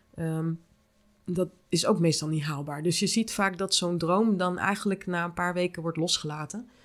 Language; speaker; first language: Dutch; native; Dutch